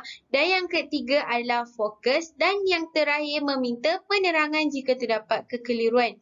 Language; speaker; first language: Malay; native; Malay